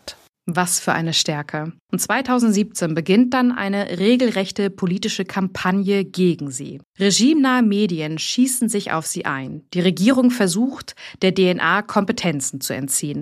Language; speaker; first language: German; native; German